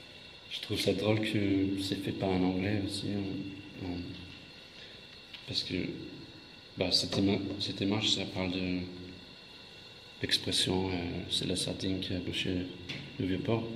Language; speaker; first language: French; non-native, fluent; English